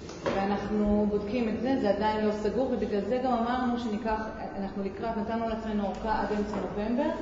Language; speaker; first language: Hebrew; native; Hebrew